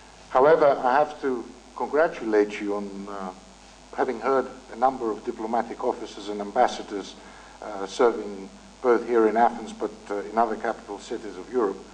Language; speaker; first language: English; non-native, fluent; Greek